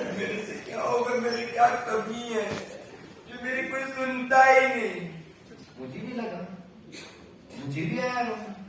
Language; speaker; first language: Hindi; non-native, local second language; Marathi